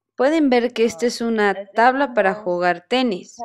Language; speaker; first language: Spanish; non-native, fluent; Chinese